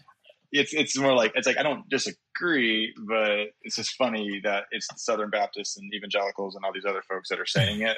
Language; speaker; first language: English; native; English